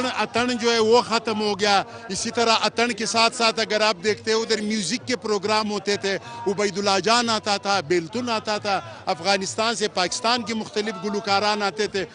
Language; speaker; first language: Urdu; non-native, local second language; Pashto